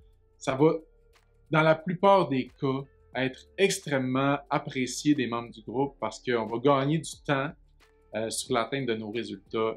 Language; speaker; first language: French; native; French